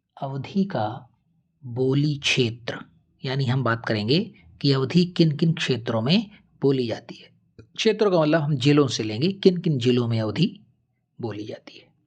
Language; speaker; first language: Hindi; native; Hindi